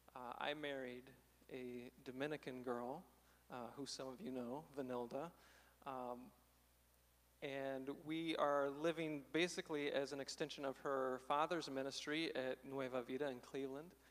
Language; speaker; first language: English; native; English